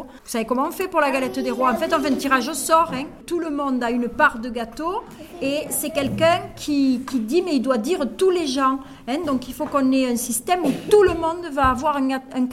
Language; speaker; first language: French; native; French